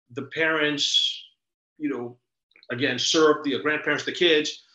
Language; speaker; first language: English; early bilingual, other home language; Spanish